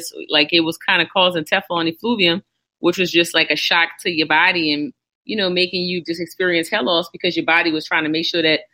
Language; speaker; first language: English; native; English